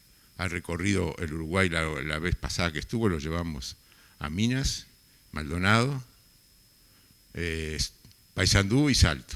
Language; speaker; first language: Spanish; native; Spanish